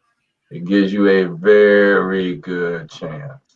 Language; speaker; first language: English; native; English